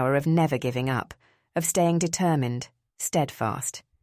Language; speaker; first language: English; early bilingual, other home language; Spanish